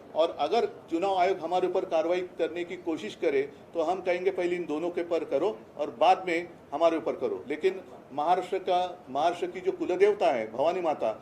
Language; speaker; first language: Hindi; non-native, local second language; Marathi